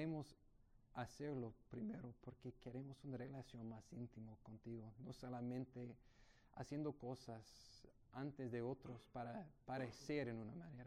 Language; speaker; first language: Spanish; non-native, fluent; English